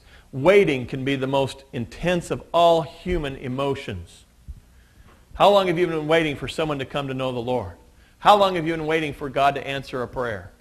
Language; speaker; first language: English; native; English